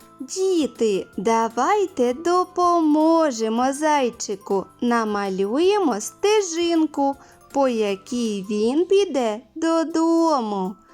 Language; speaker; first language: Ukrainian; native; Ukrainian